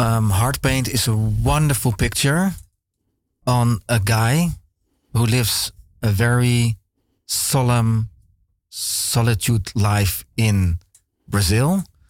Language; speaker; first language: English; non-native, fluent; Dutch